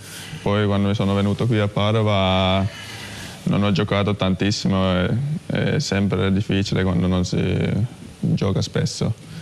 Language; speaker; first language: Italian; non-native, fluent; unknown